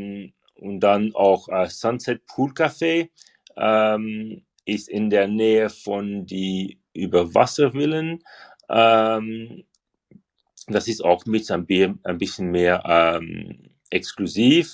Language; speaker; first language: German; non-native, learner; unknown